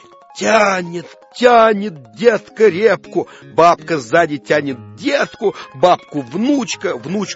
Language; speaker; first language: Russian; native; Russian